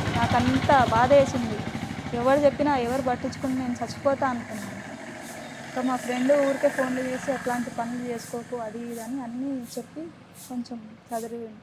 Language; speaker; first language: Telugu; native; Telugu